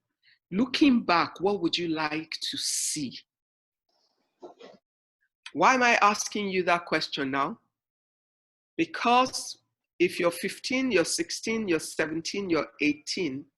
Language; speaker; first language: English; non-native, local second language; Yoruba